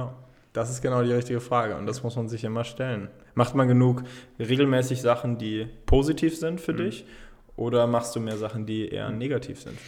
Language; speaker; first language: German; native; German